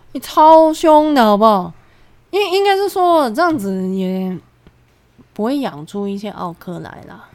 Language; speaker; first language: Chinese; non-native, local second language; Cantonese